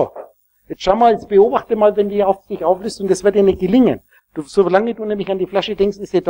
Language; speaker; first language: German; native; German